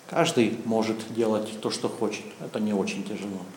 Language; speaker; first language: Czech; non-native, learner; Russian